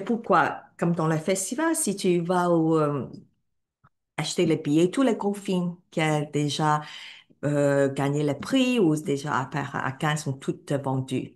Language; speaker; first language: French; non-native, fluent; Cantonese